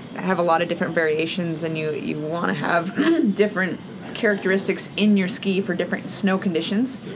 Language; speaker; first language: English; native; English